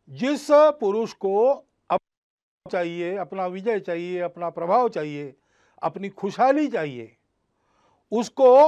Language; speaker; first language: Hindi; non-native, local second language; Marathi